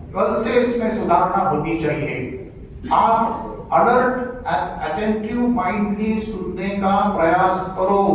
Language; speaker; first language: Hindi; non-native, local second language; Marathi